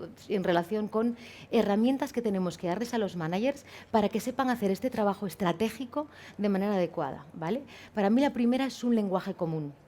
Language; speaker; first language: Spanish; native; Spanish